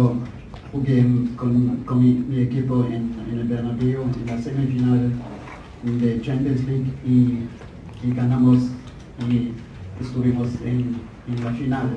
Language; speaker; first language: Spanish; non-native, fluent; German